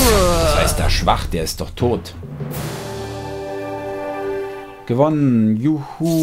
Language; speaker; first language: German; native; German